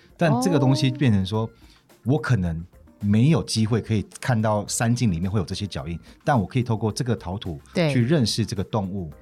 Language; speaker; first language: Chinese; native; Chinese